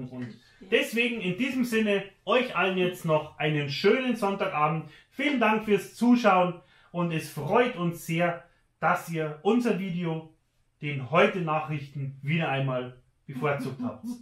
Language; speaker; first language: German; native; German